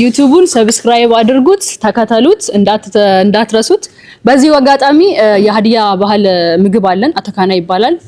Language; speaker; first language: Amharic; non-native, local second language; Hadiyya